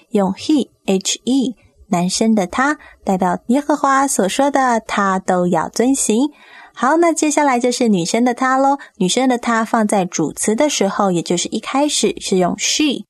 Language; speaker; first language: Chinese; native; Chinese